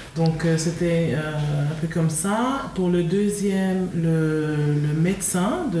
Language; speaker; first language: French; native; French